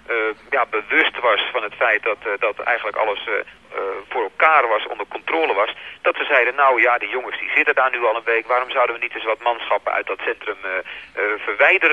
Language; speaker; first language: Dutch; native; Dutch